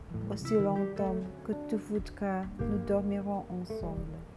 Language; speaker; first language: French; non-native, learner; Indonesian